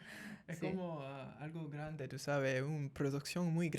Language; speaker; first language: Spanish; early bilingual, heritage; English